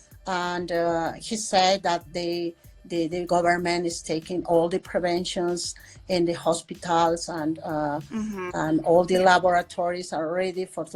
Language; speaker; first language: English; non-native, fluent; Spanish